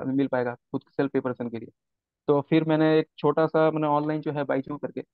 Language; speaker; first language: Hindi; non-native, local second language; Bangla